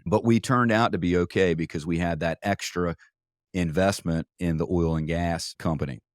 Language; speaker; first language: English; native; English